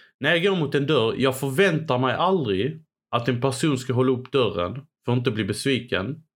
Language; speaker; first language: Swedish; early bilingual, other home language; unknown